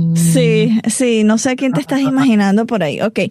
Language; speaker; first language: Spanish; native; Spanish